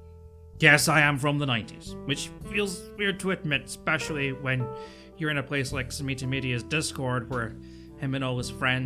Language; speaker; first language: English; native; English